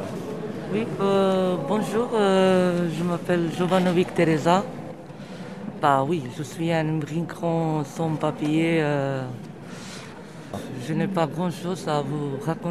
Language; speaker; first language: French; early bilingual, other home language; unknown